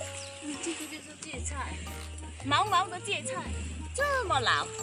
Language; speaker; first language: Chinese; non-native, local second language; Min Nan Chinese